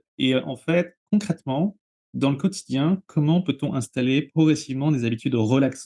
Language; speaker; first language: French; native; French